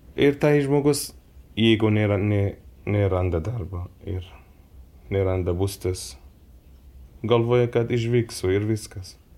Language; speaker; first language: Lithuanian; non-native, learner; Arabic